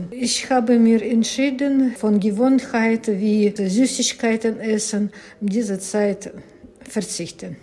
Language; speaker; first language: German; non-native, learner; Russian